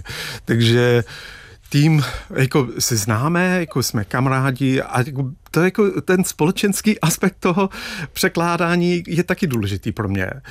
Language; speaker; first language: Czech; non-native, fluent; English